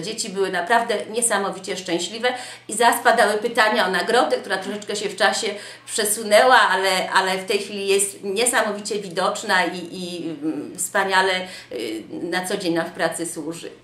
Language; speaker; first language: Polish; native; Polish